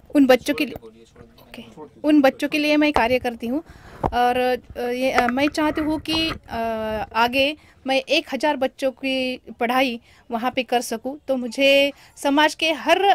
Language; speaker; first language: Hindi; non-native, local second language; Marathi